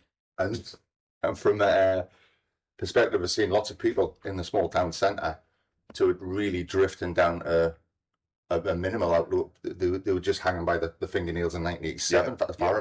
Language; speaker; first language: English; native; English